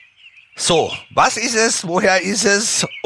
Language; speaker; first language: German; native; German